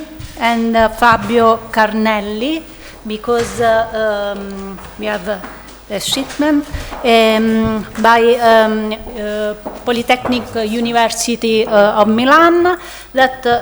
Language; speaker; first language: English; non-native, learner; Italian